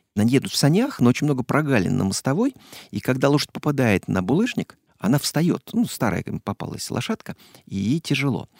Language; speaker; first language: Russian; native; Russian